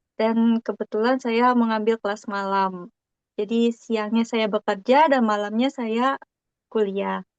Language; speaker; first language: Indonesian; native; Indonesian